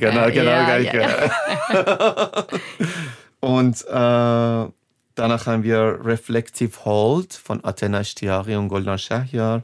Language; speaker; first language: German; non-native, fluent; Persian